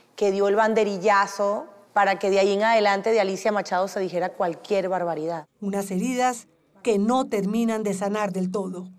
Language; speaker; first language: Spanish; native; Spanish